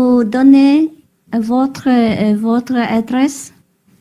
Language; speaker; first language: French; non-native, learner; Vietnamese